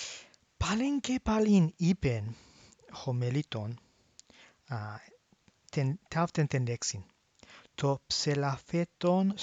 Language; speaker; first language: Greek; non-native, learner; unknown